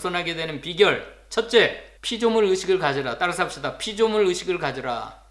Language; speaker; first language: Korean; native; Korean